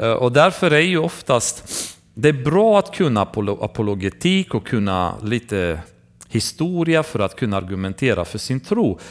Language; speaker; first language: Swedish; non-native, fluent; Romanian